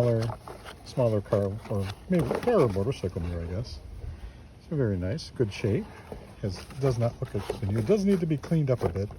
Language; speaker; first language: English; native; English